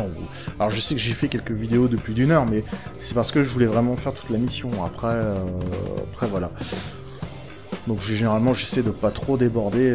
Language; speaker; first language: French; native; French